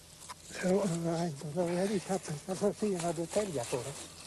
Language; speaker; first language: Swedish; native; Swedish